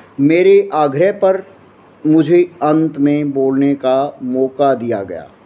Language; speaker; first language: Hindi; native; Hindi